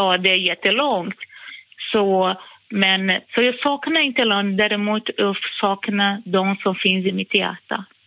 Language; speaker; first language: Swedish; non-native, fluent; Portuguese